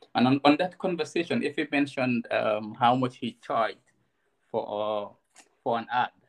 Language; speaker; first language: English; non-native, local second language; Wolof